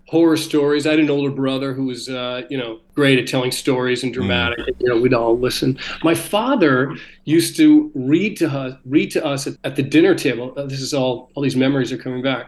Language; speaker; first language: English; native; English